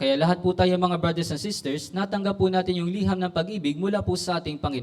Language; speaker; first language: Filipino; native; Filipino